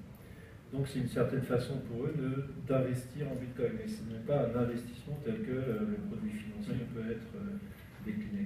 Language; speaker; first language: French; native; French